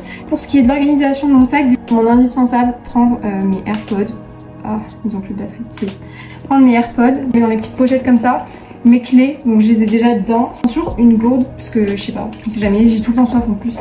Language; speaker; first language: French; native; French